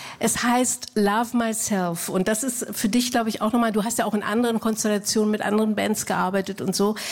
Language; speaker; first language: German; native; German